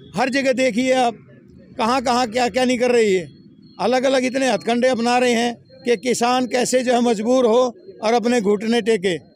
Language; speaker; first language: Hindi; native; Hindi